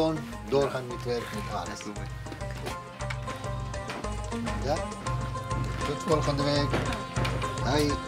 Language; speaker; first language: Dutch; non-native, learner; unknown